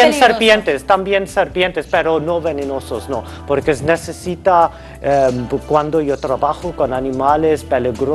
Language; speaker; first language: Spanish; non-native, learner; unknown